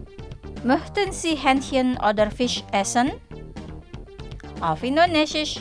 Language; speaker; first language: German; non-native, fluent; Indonesian